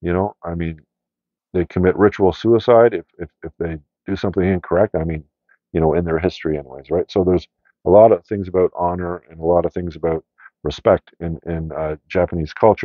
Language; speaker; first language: English; native; English